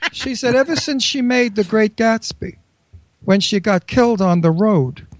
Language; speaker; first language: English; native; English